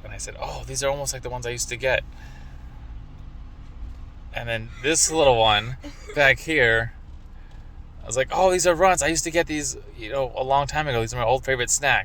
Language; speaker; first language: English; native; English